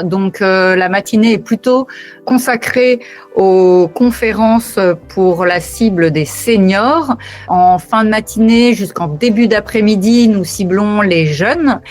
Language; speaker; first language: French; native; French